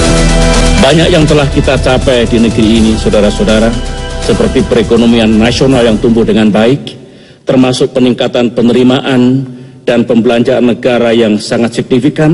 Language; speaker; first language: Indonesian; native; Indonesian